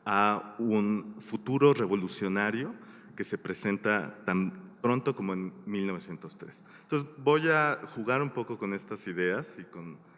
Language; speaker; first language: Spanish; native; Spanish